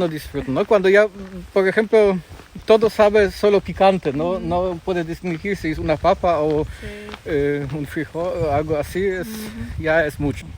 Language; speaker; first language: Spanish; non-native, fluent; Polish